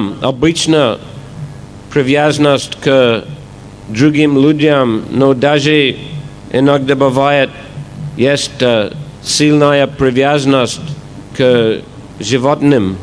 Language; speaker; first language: Russian; non-native, fluent; English